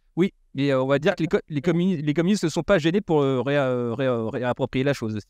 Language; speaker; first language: French; native; French